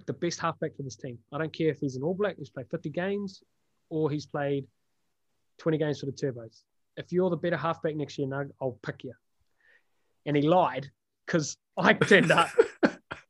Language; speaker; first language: English; native; English